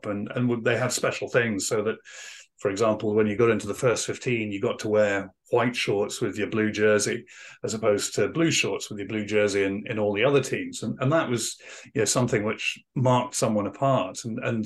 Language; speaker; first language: English; native; English